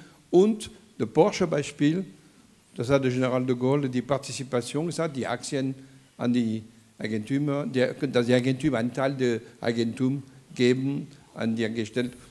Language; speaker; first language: German; non-native, fluent; French